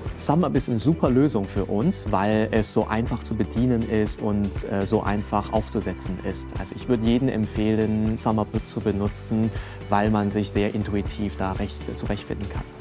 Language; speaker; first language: German; early bilingual, other home language; Cantonese